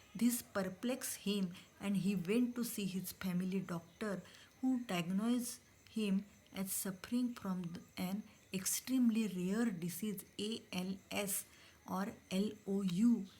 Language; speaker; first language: English; non-native, local second language; Marathi